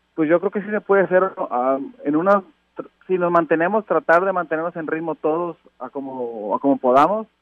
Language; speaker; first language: Spanish; native; Spanish